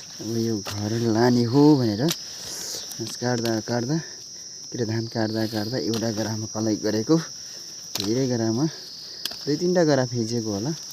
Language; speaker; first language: Nepali; native; Nepali